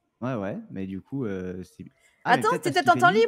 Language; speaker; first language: French; native; French